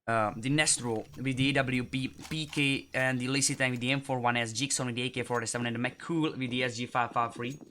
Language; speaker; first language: English; non-native, fluent; Czech